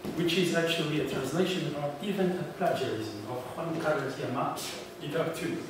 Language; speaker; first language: English; non-native, fluent; Portuguese